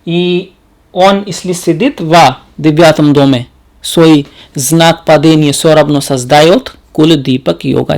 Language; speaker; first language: Russian; non-native, learner; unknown